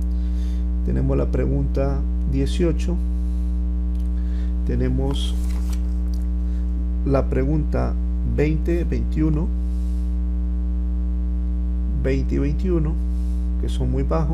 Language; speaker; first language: Spanish; native; Spanish